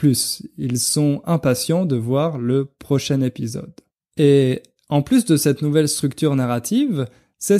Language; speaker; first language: French; native; French